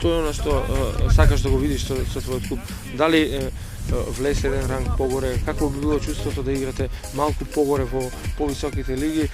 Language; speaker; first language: Macedonian; native; Macedonian